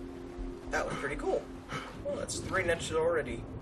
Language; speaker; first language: English; native; English